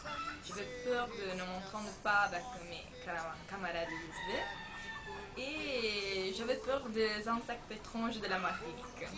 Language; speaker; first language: French; non-native, fluent; Italian